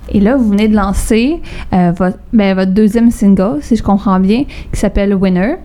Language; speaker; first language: French; native; French